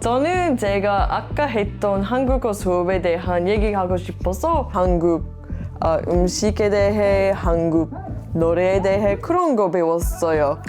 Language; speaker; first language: Korean; non-native, learner; English